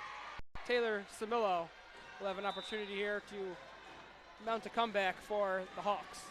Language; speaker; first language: English; native; English